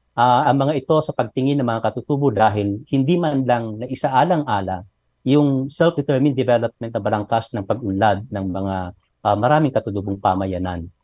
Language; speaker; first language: Filipino; non-native, local second language; Iloko